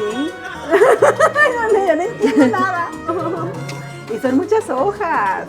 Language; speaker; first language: Spanish; native; Spanish